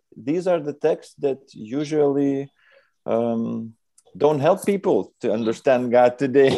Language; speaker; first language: English; non-native, fluent; Lithuanian